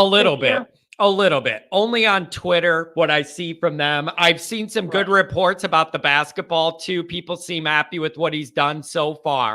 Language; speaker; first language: English; native; English